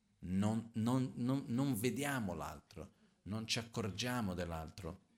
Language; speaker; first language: Italian; non-native, fluent; Portuguese